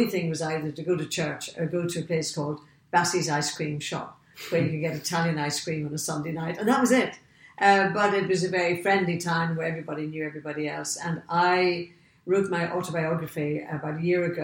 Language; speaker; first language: English; native; English